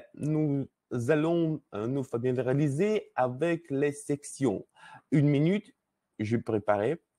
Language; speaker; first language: French; non-native, learner; Russian